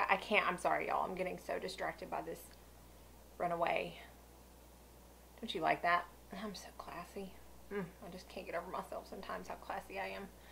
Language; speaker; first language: English; native; English